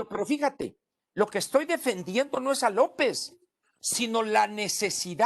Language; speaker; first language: Spanish; native; Spanish